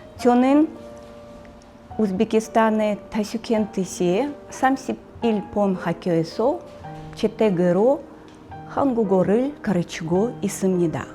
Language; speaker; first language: Korean; non-native, fluent; Russian